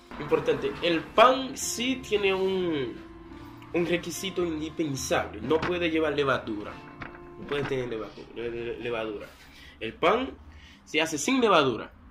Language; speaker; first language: Spanish; non-native, fluent; Haitian Creole